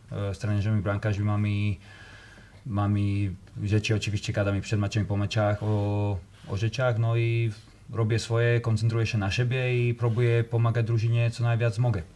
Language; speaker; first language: Polish; non-native, learner; Slovak